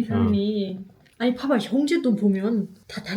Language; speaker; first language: Korean; non-native, fluent; German